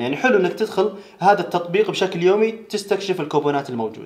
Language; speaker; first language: Arabic; native; Arabic